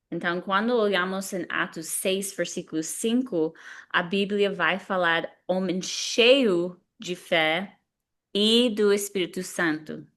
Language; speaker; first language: Portuguese; non-native, fluent; English